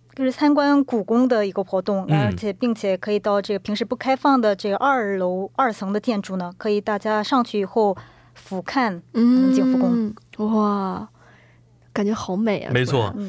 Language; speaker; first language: Chinese; native; Chinese